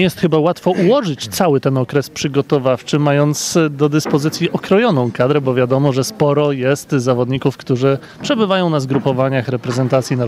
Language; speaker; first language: Polish; native; Polish